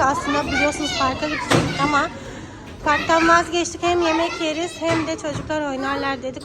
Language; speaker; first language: Turkish; non-native, fluent; Urdu